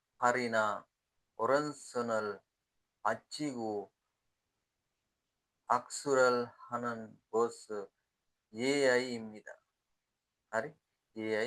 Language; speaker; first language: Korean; non-native, fluent; Sinhala